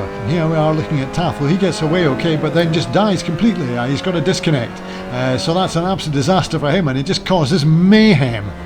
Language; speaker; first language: English; native; English